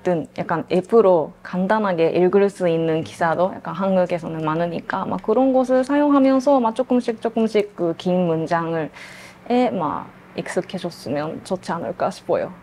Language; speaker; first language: Korean; non-native, fluent; Japanese